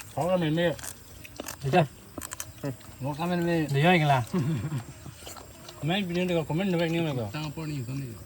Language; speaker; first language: Hindi; non-native, local second language; Karbi